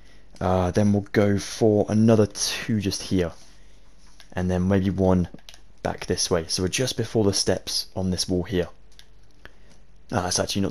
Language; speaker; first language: English; native; English